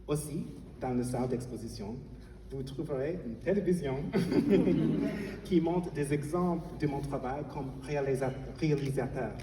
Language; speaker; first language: French; non-native, fluent; English